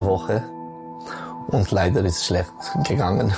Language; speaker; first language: German; non-native, learner; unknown